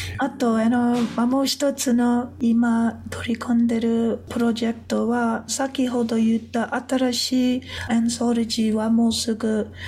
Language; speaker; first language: Japanese; non-native, fluent; English